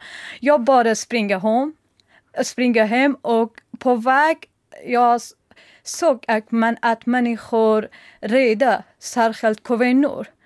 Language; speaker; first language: Swedish; non-native, learner; Persian